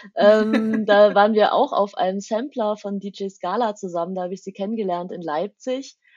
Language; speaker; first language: German; native; German